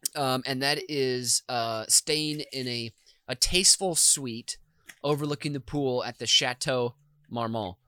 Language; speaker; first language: English; native; English